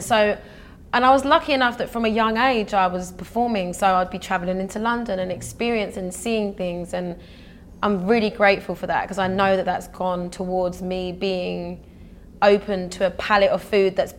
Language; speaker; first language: English; native; English